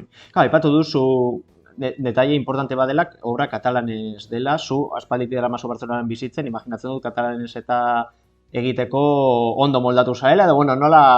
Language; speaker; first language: Basque; native; Basque